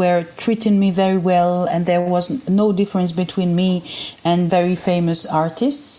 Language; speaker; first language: English; non-native, fluent; Arabic